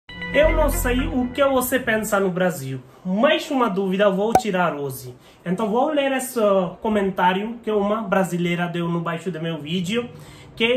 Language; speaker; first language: Portuguese; non-native, learner; Hindi